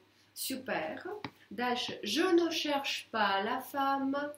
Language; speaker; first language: French; non-native, fluent; Russian